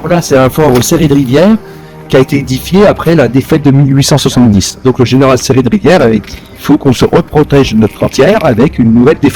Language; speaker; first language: French; native; French